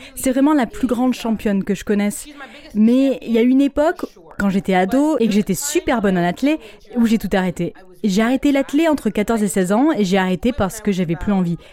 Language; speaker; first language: French; non-native, local second language; English